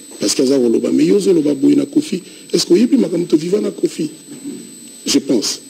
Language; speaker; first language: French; non-native, local second language; Lingala